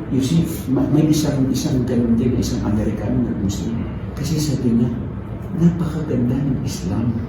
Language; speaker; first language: Filipino; non-native, local second language; Maranao